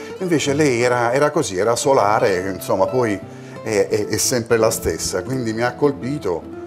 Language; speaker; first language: Italian; native; Italian